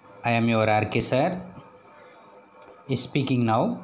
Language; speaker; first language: English; non-native, local second language; Tamil